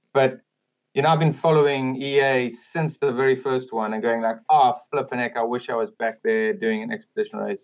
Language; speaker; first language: English; native; English